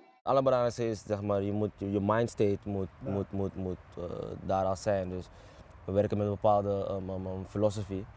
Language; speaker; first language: Dutch; early bilingual, other home language; Papiamento